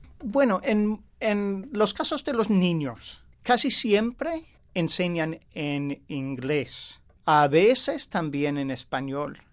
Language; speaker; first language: Spanish; non-native, fluent; English